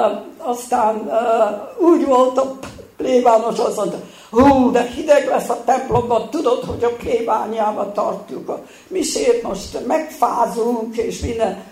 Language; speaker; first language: Hungarian; early bilingual, heritage; Hungarian